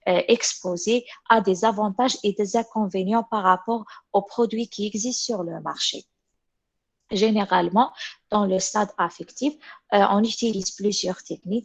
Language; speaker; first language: French; non-native, local second language; Arabic